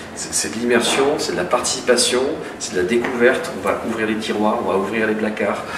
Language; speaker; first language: French; native; French